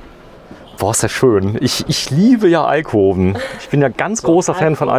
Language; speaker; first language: German; native; German